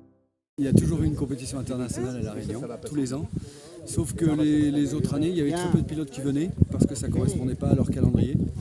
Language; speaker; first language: French; native; French